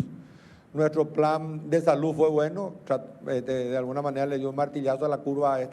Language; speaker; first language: Spanish; native; Spanish